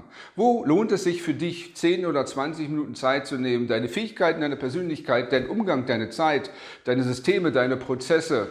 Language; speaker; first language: German; native; German